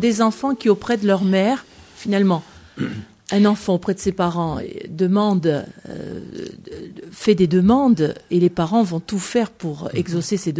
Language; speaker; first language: French; native; French